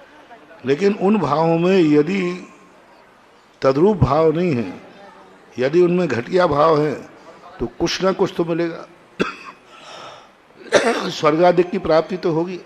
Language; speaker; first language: Hindi; native; Hindi